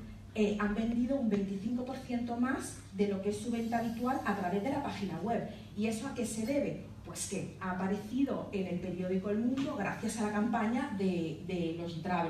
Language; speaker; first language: Spanish; native; Spanish